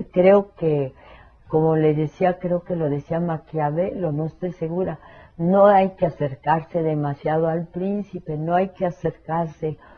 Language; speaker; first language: Spanish; early bilingual, other home language; French